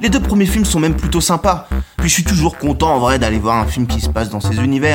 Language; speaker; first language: French; native; French